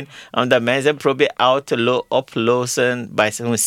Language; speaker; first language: Dutch; non-native, learner; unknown